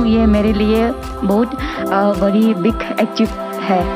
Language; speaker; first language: Hindi; non-native, local second language; Manipuri